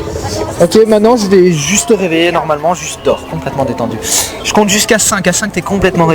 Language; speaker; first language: French; native; French